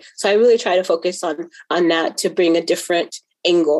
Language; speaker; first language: English; native; English